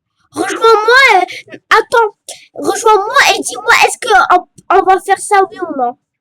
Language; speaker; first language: French; native; French